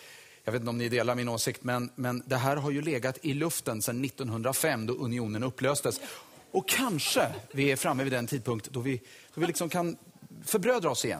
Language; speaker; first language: Swedish; native; Swedish